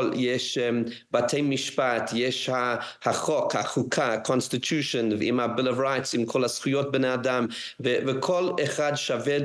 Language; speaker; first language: Hebrew; non-native, fluent; English